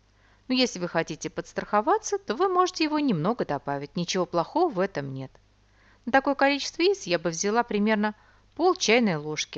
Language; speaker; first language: Russian; native; Russian